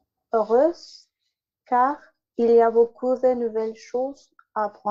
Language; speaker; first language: French; non-native, learner; Spanish